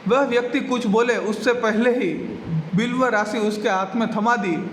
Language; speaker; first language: Hindi; non-native, local second language; Gujarati